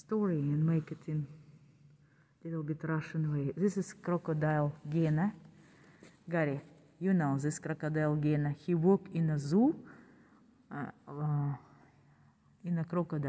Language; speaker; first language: English; non-native, learner; Russian